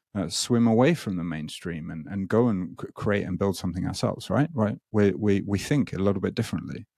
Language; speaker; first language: English; native; English